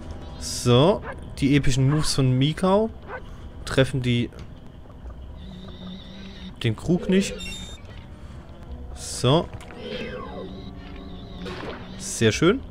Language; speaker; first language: German; native; German